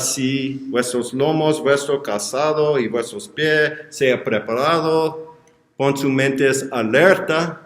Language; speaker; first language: Spanish; non-native, learner; English